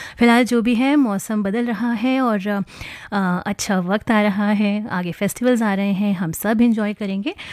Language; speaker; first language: Hindi; native; Hindi